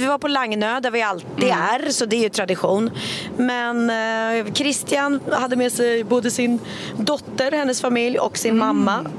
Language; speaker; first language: Swedish; native; Swedish